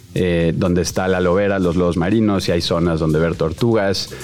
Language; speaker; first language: Spanish; native; Spanish